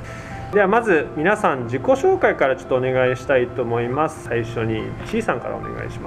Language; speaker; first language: Japanese; native; Japanese